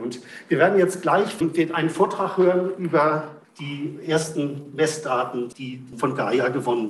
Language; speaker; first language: German; native; German